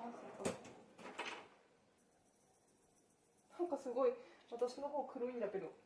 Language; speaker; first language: Japanese; native; Japanese